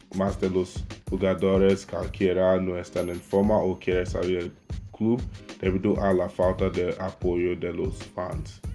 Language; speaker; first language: Spanish; non-native, learner; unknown